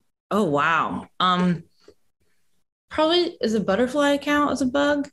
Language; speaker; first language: English; native; English